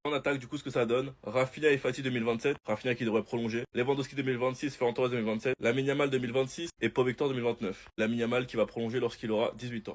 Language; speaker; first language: French; native; French